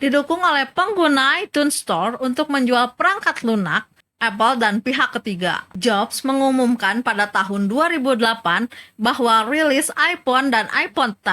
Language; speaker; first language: Indonesian; native; Indonesian